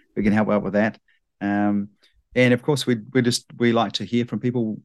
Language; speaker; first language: English; native; English